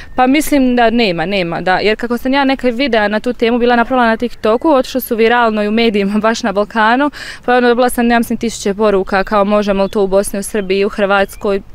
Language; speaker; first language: Croatian; native; Croatian